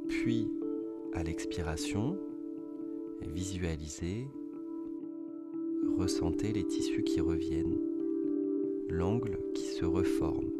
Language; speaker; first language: French; native; French